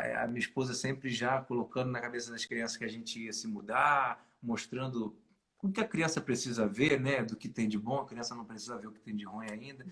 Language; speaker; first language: Portuguese; native; Portuguese